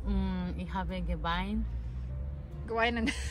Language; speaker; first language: German; non-native, learner; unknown